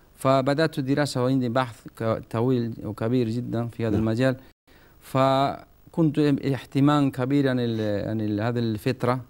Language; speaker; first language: Arabic; non-native, learner; Spanish